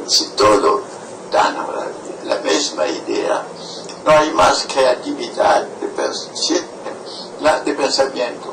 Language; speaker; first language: Spanish; non-native, fluent; French